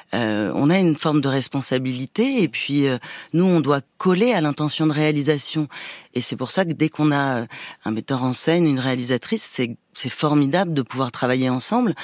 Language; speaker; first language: French; native; French